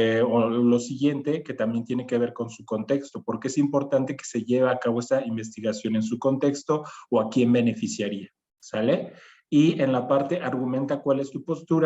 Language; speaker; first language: Spanish; native; Spanish